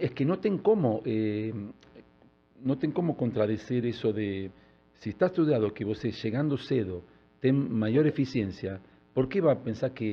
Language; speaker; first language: Portuguese; non-native, learner; Spanish